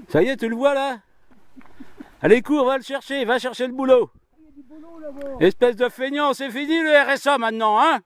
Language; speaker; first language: French; native; French